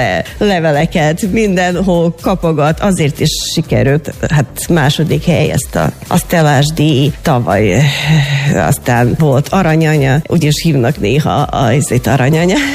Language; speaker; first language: Hungarian; non-native, fluent; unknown